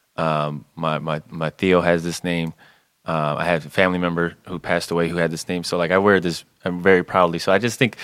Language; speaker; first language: English; native; English